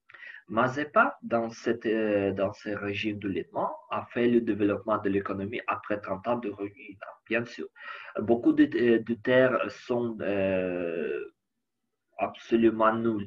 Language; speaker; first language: French; non-native, learner; Ukrainian